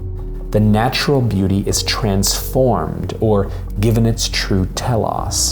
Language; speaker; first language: English; native; English